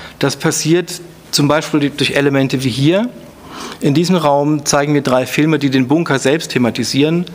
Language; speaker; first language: German; native; German